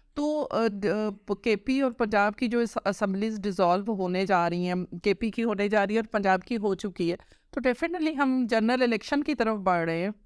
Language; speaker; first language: Urdu; non-native, local second language; Punjabi